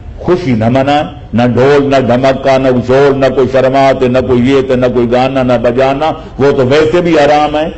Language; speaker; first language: Urdu; non-native, local second language; Punjabi